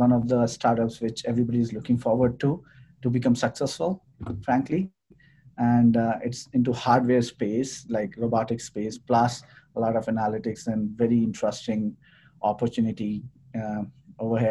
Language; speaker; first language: English; non-native, local second language; Hindi